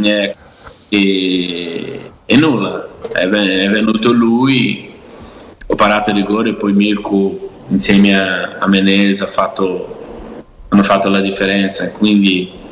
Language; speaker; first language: Italian; non-native, fluent; Portuguese